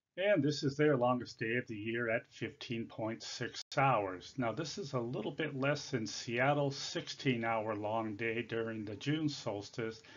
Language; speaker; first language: English; native; English